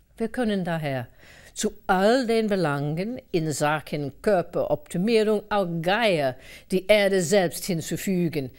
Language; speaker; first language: German; non-native, fluent; English